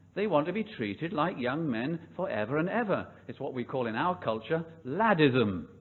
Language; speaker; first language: English; native; English